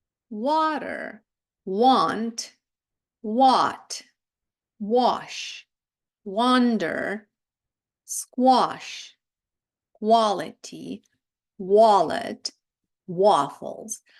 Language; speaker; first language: English; non-native, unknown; Ukrainian